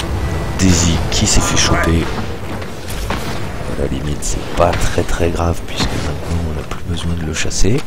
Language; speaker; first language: French; native; French